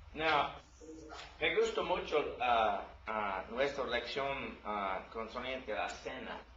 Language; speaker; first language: Spanish; non-native, learner; English